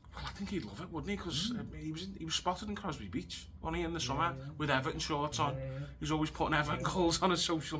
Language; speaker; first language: English; native; English